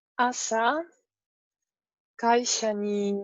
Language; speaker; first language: Japanese; non-native, learner; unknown